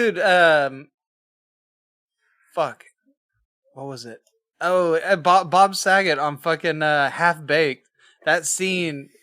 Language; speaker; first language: English; native; English